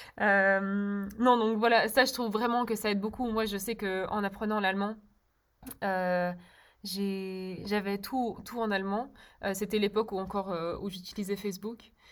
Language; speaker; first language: French; early bilingual, other home language; Czech